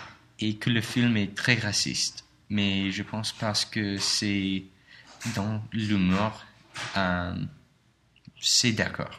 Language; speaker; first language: French; non-native, learner; English